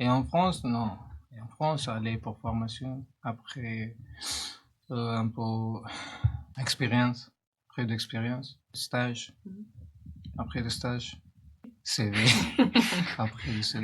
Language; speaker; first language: French; non-native, learner; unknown